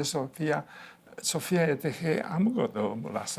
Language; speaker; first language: Korean; non-native, learner; Spanish